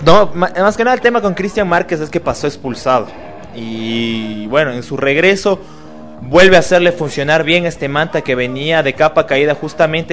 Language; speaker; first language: Spanish; native; Spanish